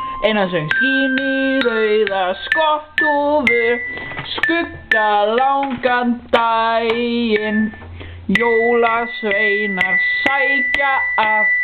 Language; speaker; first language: Icelandic; native; Icelandic